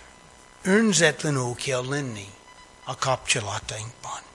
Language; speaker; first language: Hungarian; non-native, fluent; English